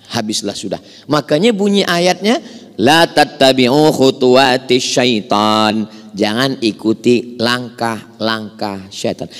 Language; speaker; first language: Malay; native; Malay